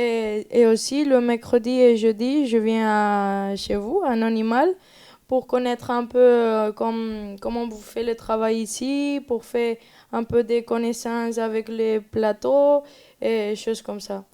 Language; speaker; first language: French; non-native, learner; Spanish